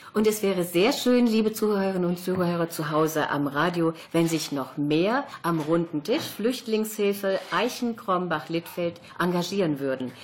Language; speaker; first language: German; native; German